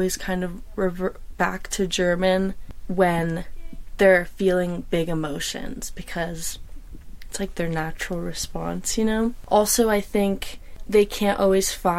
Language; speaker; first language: English; non-native, local second language; German